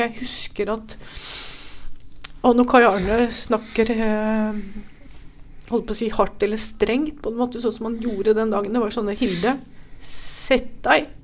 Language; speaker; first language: Norwegian; native; Norwegian